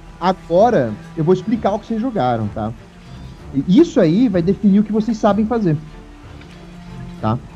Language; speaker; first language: Portuguese; native; Portuguese